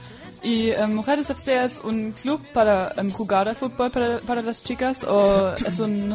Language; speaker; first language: Spanish; non-native, fluent; German